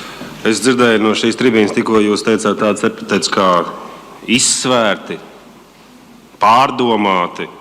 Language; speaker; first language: Latvian; native; Latvian